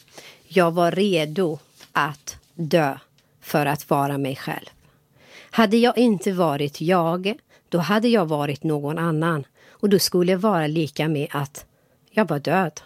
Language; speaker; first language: Swedish; non-native, fluent; Persian